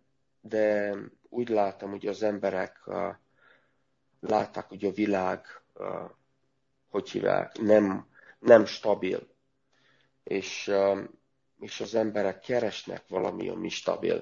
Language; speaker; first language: Hungarian; non-native, learner; Romanian